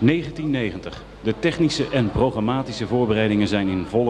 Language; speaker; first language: Dutch; native; Dutch